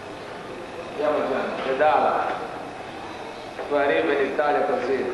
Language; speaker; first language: Italian; non-native, fluent; Portuguese